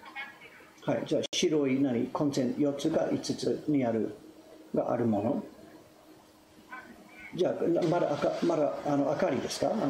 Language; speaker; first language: Japanese; non-native, fluent; English